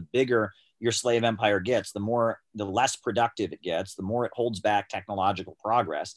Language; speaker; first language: English; native; English